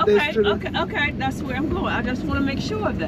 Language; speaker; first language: English; native; English